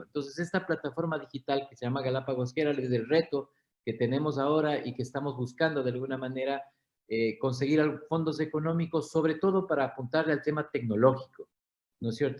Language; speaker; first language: Spanish; native; Spanish